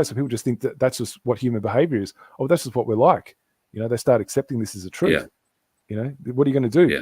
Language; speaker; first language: English; native; English